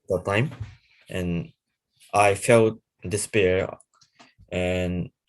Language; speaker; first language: English; non-native, learner; Japanese